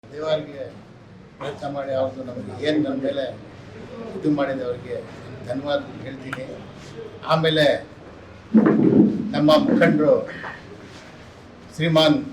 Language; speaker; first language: Kannada; non-native, local second language; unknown